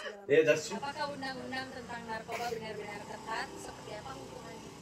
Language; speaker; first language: Indonesian; native; Indonesian